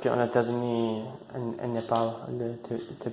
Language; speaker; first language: French; non-native, learner; English